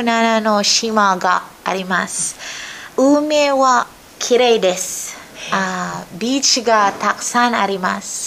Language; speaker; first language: Japanese; non-native, learner; Filipino